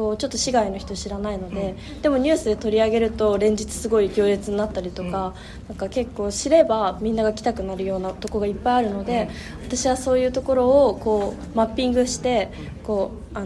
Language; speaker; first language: Japanese; native; Japanese